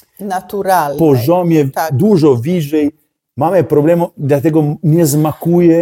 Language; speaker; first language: Polish; non-native, learner; Italian